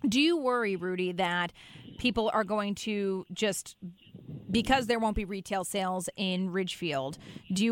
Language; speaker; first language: English; native; English